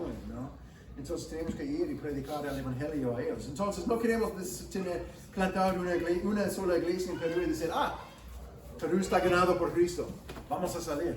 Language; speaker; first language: Spanish; non-native, fluent; English